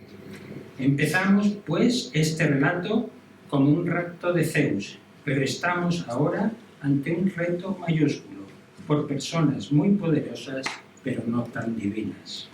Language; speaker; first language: Spanish; native; Spanish